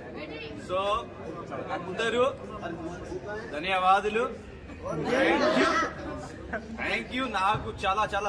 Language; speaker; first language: Telugu; non-native, learner; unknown